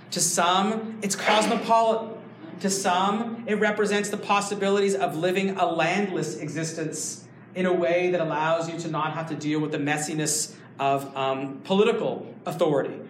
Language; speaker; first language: English; native; English